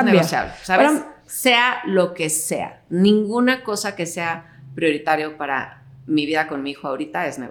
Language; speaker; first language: Spanish; native; Spanish